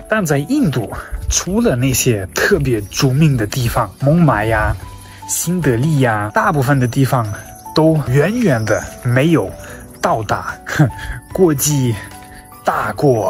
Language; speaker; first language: Chinese; non-native, fluent; German